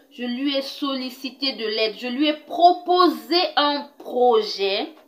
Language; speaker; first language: French; non-native, local second language; Lingala